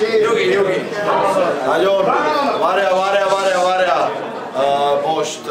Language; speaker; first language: Hungarian; non-native, learner; Czech